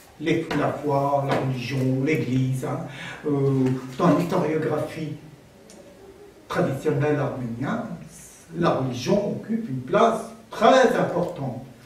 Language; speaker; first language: French; non-native, fluent; Armenian